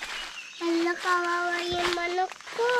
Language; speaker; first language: Filipino; non-native, local second language; Iloko